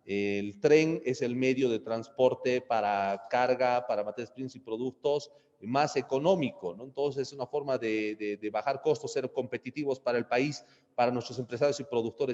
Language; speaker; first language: Spanish; native; Spanish